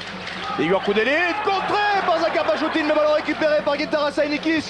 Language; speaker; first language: French; native; French